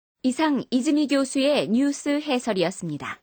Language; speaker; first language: Korean; native; Korean